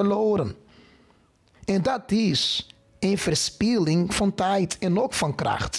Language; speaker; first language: Dutch; non-native, fluent; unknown